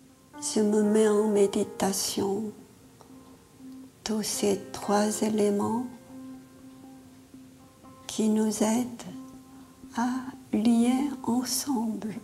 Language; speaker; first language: French; non-native, fluent; Korean